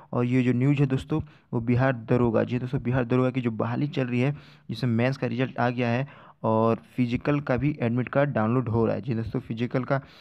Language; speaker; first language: Hindi; native; Hindi